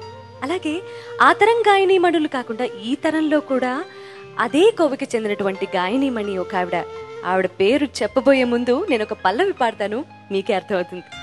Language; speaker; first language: Telugu; native; Telugu